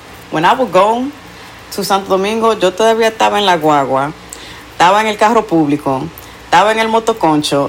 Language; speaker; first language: Spanish; early bilingual, heritage; Spanish